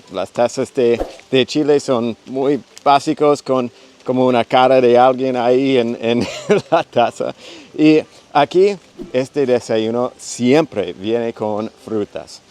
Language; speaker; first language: Spanish; non-native, fluent; English